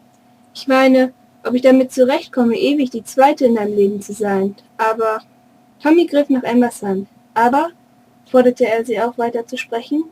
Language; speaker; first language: German; native; German